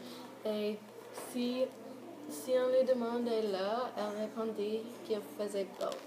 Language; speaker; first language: French; non-native, learner; English